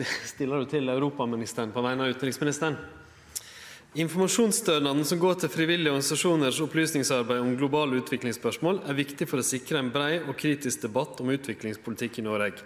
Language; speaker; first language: Norwegian; native; Norwegian